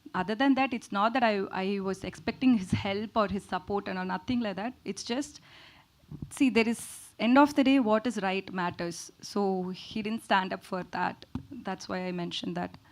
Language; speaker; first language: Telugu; non-native, learner; Tamil